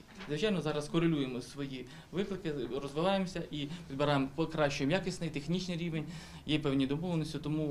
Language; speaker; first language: Ukrainian; native; Ukrainian